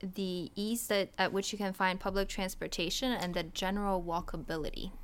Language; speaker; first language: English; early bilingual, other home language; Polish